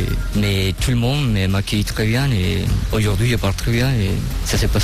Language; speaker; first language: French; non-native, learner; Spanish